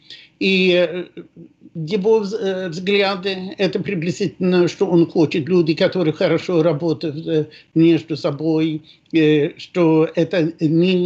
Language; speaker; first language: Russian; non-native, fluent; Swedish